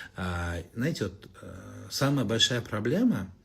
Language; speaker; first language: Russian; non-native, local second language; Kazakh